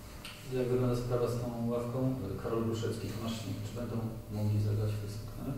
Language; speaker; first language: Polish; native; Polish